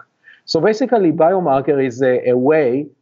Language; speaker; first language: English; non-native, fluent; Hebrew